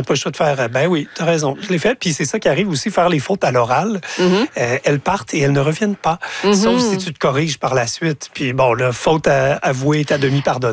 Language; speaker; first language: French; native; French